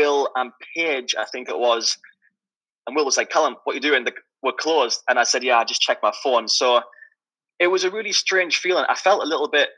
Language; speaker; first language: English; native; English